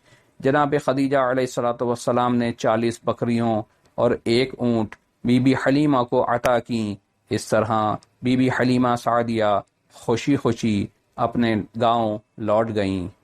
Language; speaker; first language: Urdu; native; Urdu